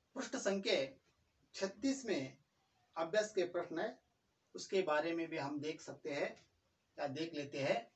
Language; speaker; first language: Hindi; non-native, local second language; Kannada